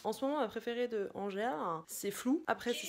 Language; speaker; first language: French; native; French